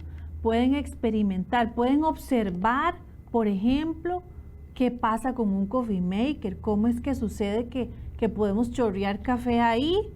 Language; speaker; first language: Spanish; native; Spanish